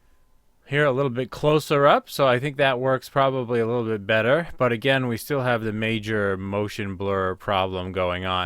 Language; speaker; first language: English; native; English